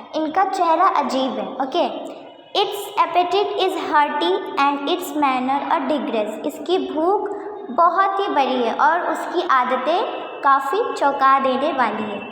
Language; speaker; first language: Hindi; native; Hindi